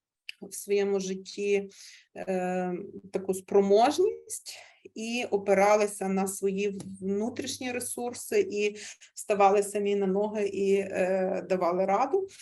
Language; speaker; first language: Ukrainian; native; Ukrainian